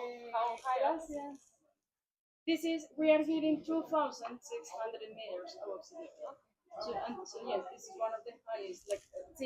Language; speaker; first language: English; non-native, fluent; Spanish